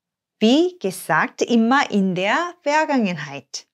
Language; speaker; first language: German; non-native, fluent; Korean